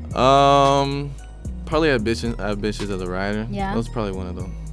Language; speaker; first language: English; native; English